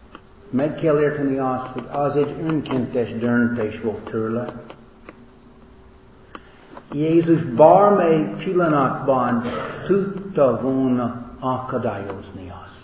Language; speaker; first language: Hungarian; non-native, learner; English